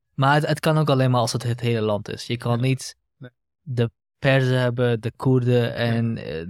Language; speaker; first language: Dutch; early bilingual, other home language; Central Kurdish